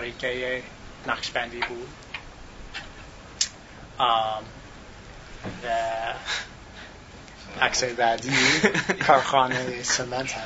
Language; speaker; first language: Tajik; non-native, learner; English